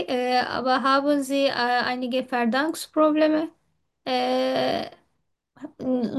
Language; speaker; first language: German; non-native, learner; Turkish